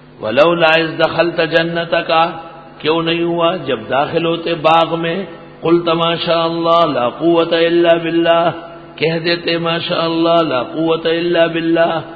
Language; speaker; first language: Urdu; non-native, local second language; Pashto